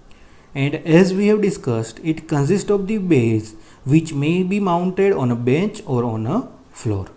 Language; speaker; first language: English; non-native, local second language; Gujarati